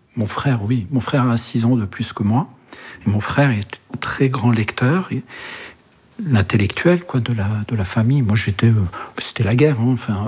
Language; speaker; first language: French; early bilingual, other home language; Arabic